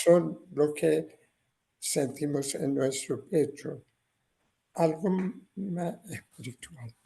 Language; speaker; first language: Spanish; non-native, learner; Persian